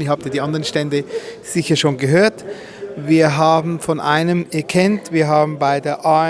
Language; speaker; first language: German; native; German